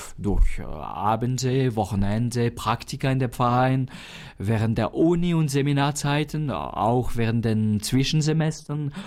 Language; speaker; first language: German; non-native, local second language; French